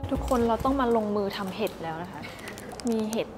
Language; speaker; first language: Thai; native; Thai